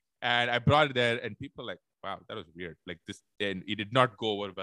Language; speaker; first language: English; non-native, local second language; Tamil